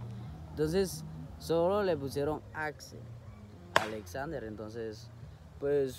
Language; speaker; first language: Spanish; native; Spanish